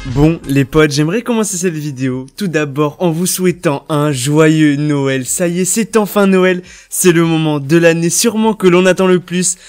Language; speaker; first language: French; native; French